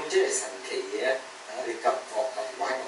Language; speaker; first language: Cantonese; early bilingual, heritage; Cantonese